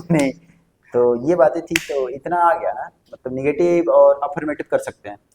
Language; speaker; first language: Hindi; native; Hindi